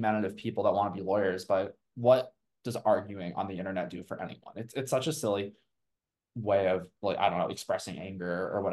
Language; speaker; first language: English; native; English